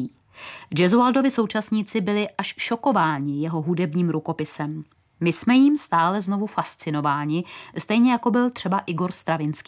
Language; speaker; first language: Czech; native; Czech